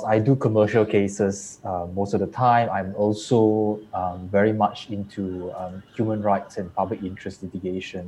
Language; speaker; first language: English; non-native, local second language; Chinese